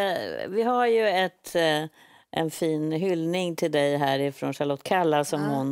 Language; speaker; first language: Swedish; native; Swedish